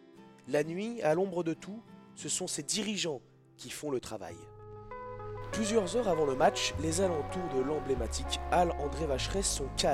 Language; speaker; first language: French; native; French